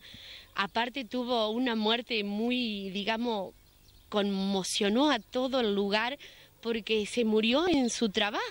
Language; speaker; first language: Spanish; native; Spanish